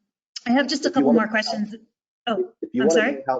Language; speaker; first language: English; native; English